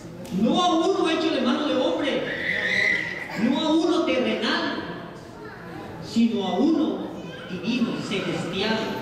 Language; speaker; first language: Spanish; native; Spanish